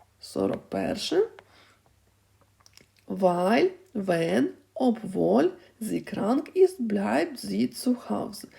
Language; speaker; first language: German; non-native, fluent; Ukrainian